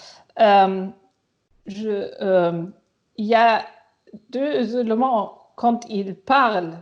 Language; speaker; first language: French; non-native, fluent; German